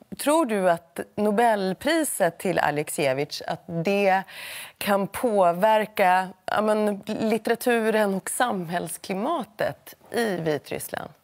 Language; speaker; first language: Swedish; native; Swedish